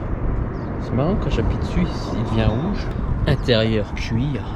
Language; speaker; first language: French; native; French